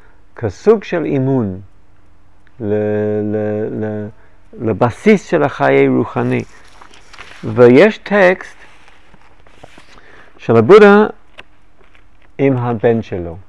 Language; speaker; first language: Hebrew; non-native, fluent; English